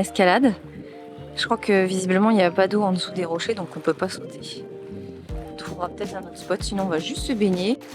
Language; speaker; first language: French; native; French